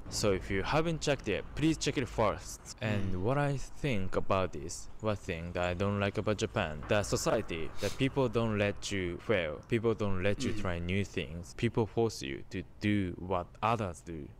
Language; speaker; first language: English; non-native, learner; Japanese